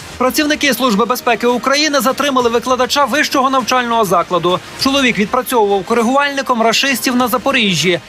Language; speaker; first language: Ukrainian; native; Ukrainian